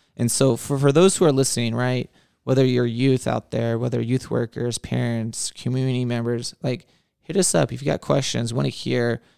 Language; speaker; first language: English; native; English